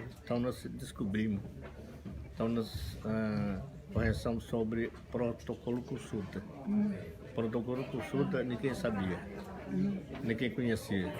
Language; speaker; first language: Portuguese; non-native, local second language; Yanomámi